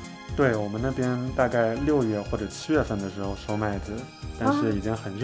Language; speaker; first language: Chinese; native; Chinese